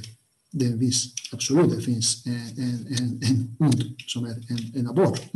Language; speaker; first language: Swedish; non-native, fluent; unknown